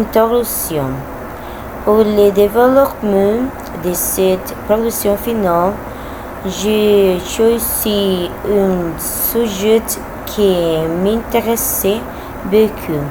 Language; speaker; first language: French; non-native, learner; Spanish